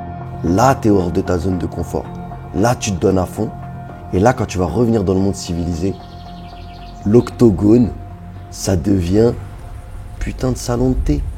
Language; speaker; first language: French; native; French